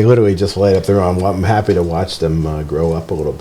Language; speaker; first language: English; native; English